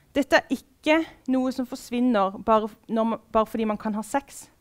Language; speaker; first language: Norwegian; native; Norwegian